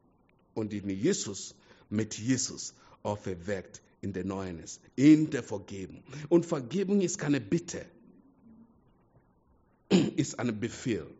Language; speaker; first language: German; non-native, fluent; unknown